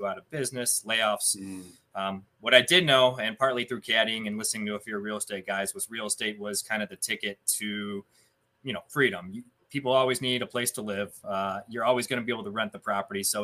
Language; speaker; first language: English; native; English